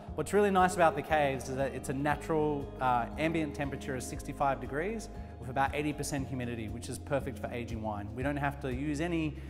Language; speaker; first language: English; native; English